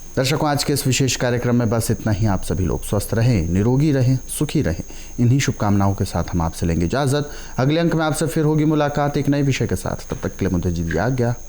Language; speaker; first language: Hindi; native; Hindi